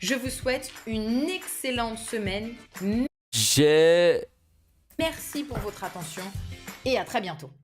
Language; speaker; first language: French; non-native, fluent; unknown